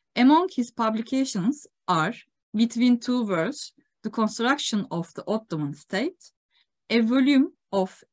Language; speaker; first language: English; non-native, fluent; Turkish